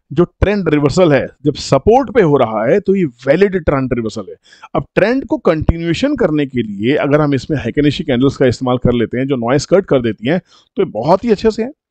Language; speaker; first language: Hindi; native; Hindi